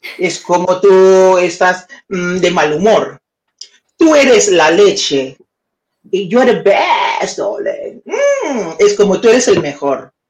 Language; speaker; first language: Spanish; non-native, learner; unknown